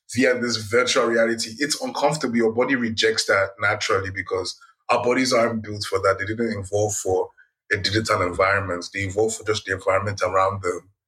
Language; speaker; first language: English; non-native, local second language; Yoruba